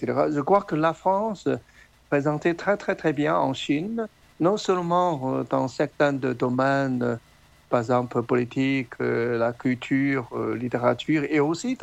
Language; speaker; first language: French; non-native, fluent; Chinese